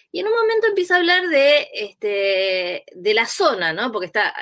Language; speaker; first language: Spanish; native; Spanish